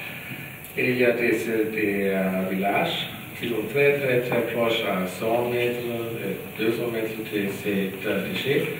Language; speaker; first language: French; non-native, learner; German